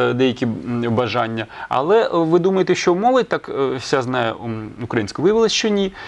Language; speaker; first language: Ukrainian; non-native, local second language; Russian